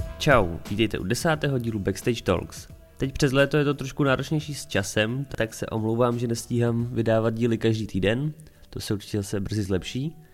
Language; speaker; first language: Czech; native; Czech